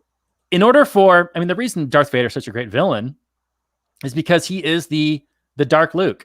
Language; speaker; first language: English; native; English